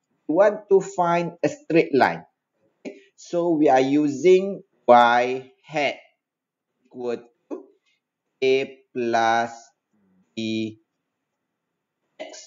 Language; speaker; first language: English; non-native, local second language; Malay